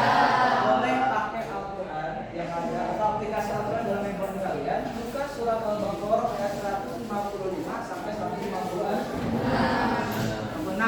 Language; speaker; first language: Malay; native; Malay